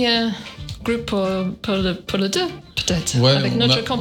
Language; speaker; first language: French; non-native, learner; English